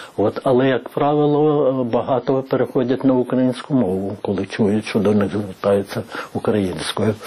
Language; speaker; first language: Ukrainian; native; Ukrainian